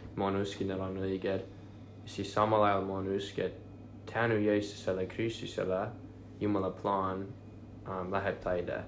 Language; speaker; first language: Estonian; non-native, fluent; English